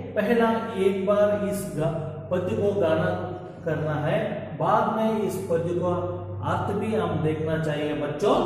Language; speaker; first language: Hindi; non-native, local second language; Kannada